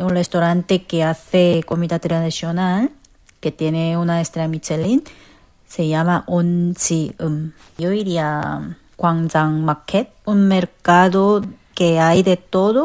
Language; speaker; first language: Spanish; non-native, learner; Korean